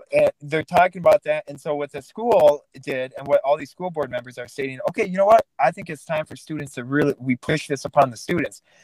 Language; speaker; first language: English; early bilingual, other home language; Russian